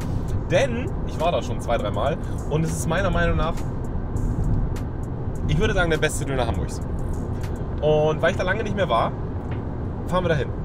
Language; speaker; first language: German; native; German